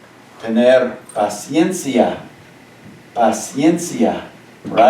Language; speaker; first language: Spanish; non-native, fluent; English